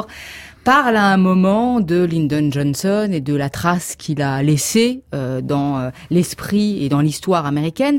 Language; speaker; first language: French; native; French